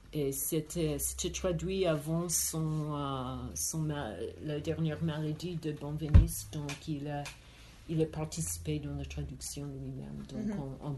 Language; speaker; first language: French; non-native, fluent; English